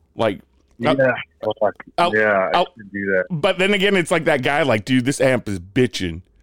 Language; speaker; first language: English; native; English